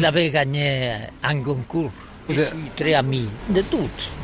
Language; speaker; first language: French; non-native, learner; Catalan